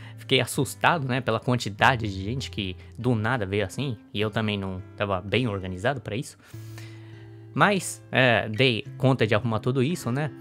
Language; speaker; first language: Portuguese; early bilingual, other home language; Japanese